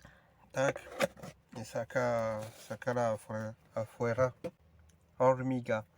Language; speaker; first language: Spanish; non-native, learner; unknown